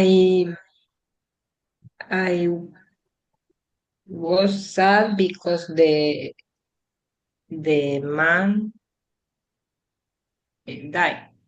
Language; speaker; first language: English; non-native, learner; Spanish